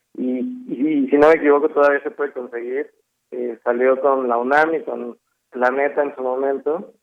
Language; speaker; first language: Spanish; native; Spanish